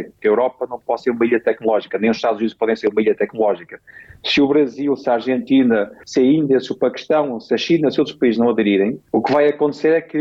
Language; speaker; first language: Portuguese; native; Portuguese